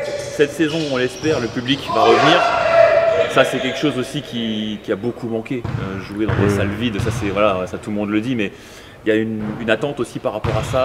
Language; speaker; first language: French; native; French